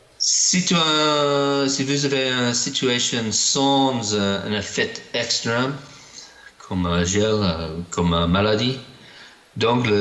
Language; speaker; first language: French; non-native, learner; English